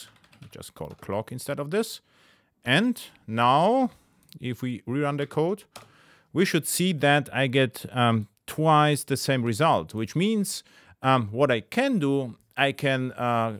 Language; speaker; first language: English; non-native, fluent; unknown